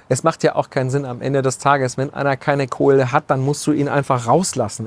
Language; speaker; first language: German; native; German